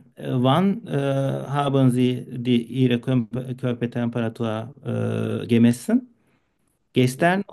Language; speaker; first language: German; non-native, learner; Turkish